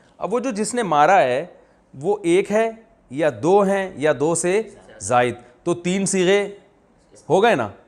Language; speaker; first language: Urdu; native; Urdu